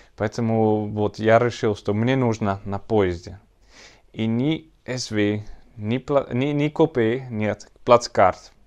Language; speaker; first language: Russian; non-native, learner; Dutch